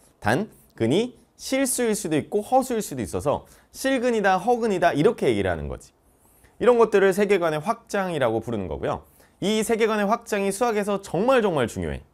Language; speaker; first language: Korean; native; Korean